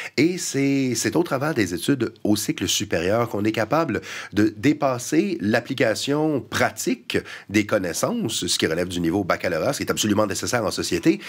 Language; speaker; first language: French; native; French